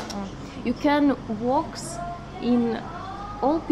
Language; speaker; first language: English; non-native, learner; Russian